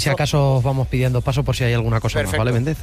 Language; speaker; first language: Spanish; native; Spanish